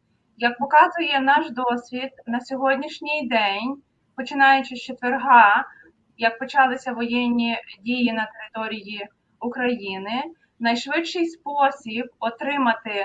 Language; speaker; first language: Ukrainian; native; Ukrainian